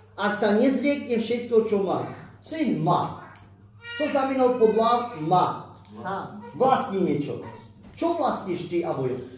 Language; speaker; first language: Slovak; non-native, local second language; Romany